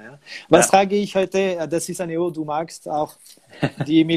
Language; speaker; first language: German; non-native, local second language; French